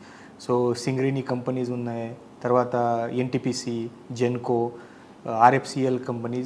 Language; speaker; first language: Telugu; non-native, fluent; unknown